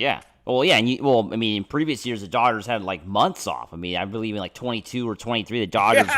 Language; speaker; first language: English; native; English